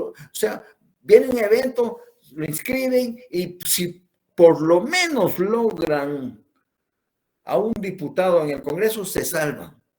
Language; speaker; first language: Spanish; native; Spanish